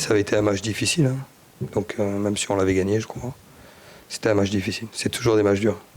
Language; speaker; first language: French; native; French